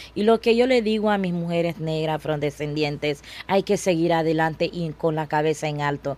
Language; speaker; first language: Spanish; non-native, local second language; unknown